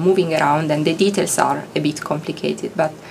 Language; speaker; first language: English; non-native, fluent; Italian